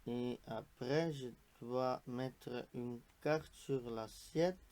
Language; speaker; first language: French; non-native, local second language; Dutch